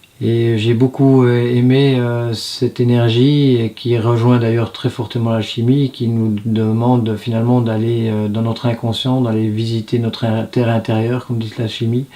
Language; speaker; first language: French; native; French